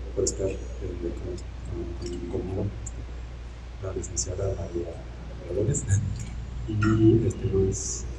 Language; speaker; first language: Spanish; non-native, fluent; Japanese